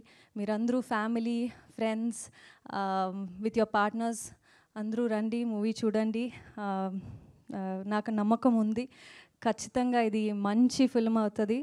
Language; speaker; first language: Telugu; non-native, fluent; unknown